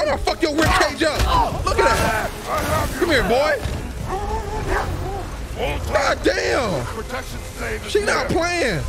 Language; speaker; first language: English; native; English